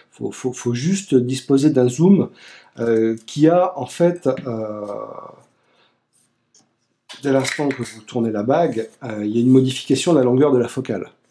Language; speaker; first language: French; native; French